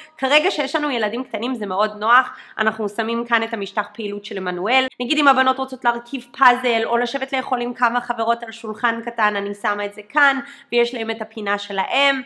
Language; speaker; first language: Hebrew; early bilingual, other home language; English